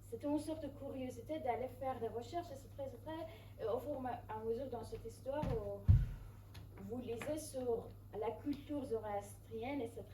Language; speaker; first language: French; non-native, fluent; Persian